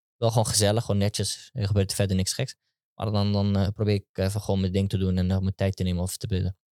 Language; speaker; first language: Dutch; early bilingual, other home language; Turkish